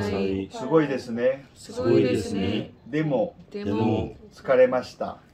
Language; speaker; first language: Japanese; non-native, learner; Korean